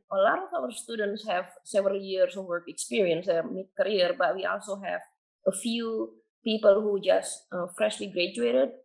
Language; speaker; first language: English; non-native, fluent; Indonesian